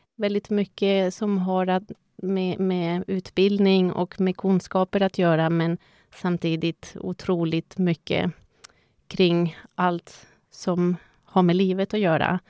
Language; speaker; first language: Swedish; non-native, fluent; Spanish